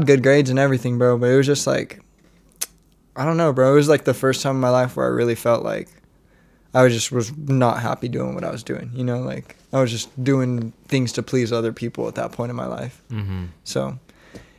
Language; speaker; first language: English; native; English